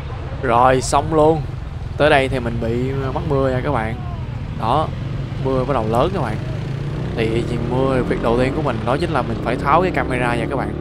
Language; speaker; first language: Vietnamese; native; Vietnamese